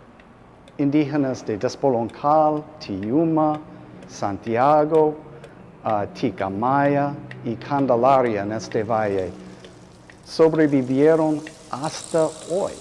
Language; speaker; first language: Spanish; non-native, fluent; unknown